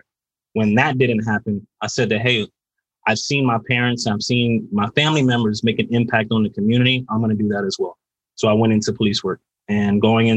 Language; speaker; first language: English; native; English